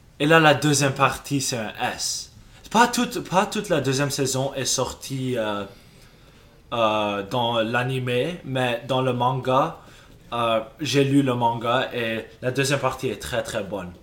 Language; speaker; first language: French; non-native, local second language; English